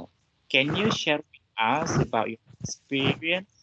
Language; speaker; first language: English; non-native, fluent; Indonesian